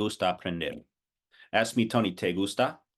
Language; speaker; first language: Spanish; non-native, fluent; English